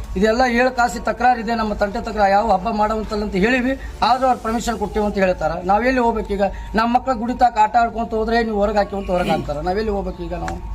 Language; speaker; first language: Kannada; non-native, local second language; Lambadi